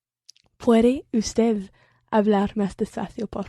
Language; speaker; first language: Spanish; non-native, learner; English